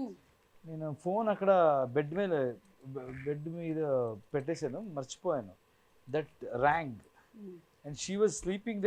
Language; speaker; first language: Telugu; non-native, learner; Kannada